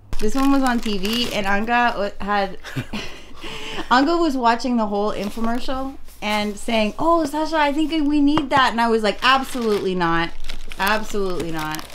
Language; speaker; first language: English; native; English